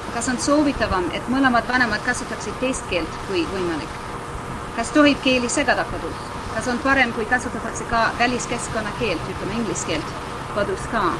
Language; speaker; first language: Estonian; non-native, fluent; English